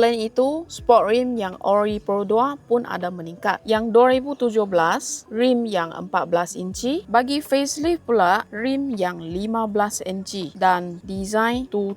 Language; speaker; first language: Malay; native; Malay